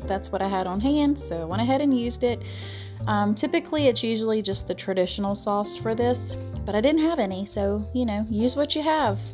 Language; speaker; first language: English; native; English